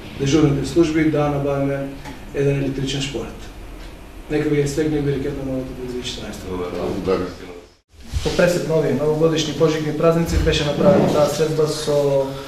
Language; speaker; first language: Macedonian; native; Macedonian